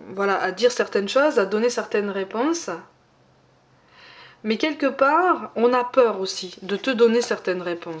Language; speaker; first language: French; native; French